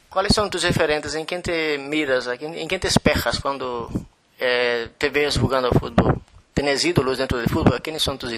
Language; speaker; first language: Spanish; non-native, fluent; Portuguese